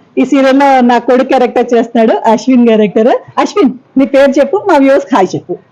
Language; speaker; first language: Telugu; native; Telugu